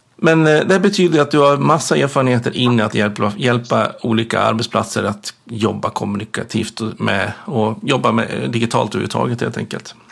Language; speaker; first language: Swedish; native; Swedish